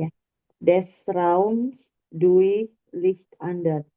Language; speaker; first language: German; non-native, learner; Indonesian